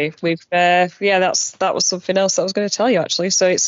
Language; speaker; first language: English; native; English